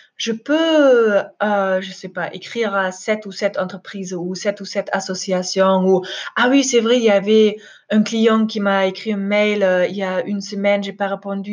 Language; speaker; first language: French; non-native, fluent; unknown